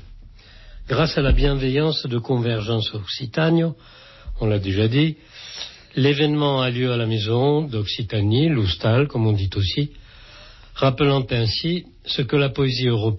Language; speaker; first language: French; native; French